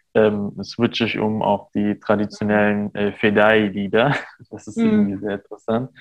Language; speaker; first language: German; early bilingual, other home language; Armenian